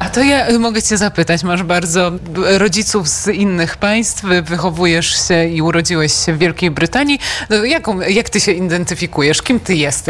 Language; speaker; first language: Polish; native; Polish